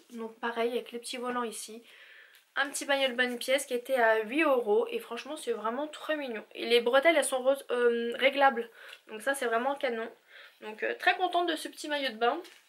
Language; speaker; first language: French; native; French